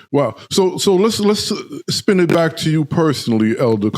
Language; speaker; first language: English; native; English